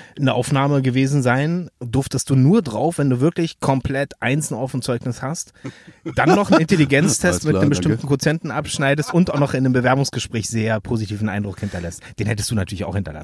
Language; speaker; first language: German; native; German